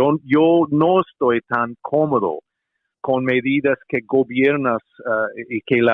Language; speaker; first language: Spanish; non-native, fluent; English